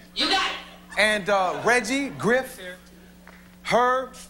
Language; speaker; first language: English; native; English